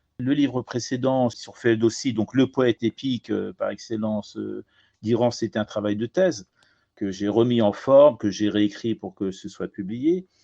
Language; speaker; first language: French; early bilingual, other home language; Persian